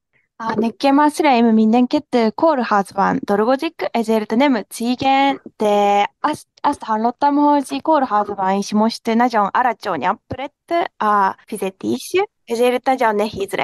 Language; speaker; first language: Hungarian; non-native, learner; Japanese